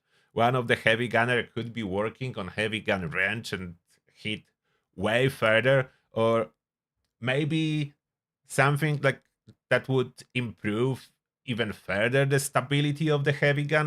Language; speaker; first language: English; non-native, fluent; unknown